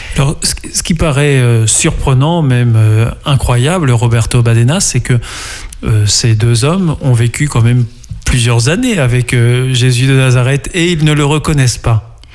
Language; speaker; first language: French; native; French